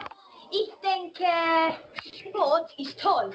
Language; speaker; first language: German; non-native, learner; English